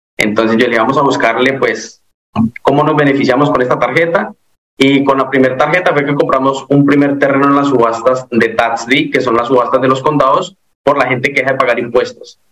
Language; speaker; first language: Spanish; native; Spanish